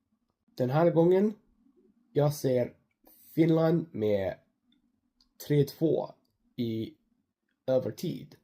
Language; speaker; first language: Swedish; non-native, learner; English